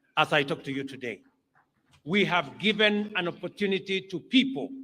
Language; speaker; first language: English; non-native, local second language; Kalenjin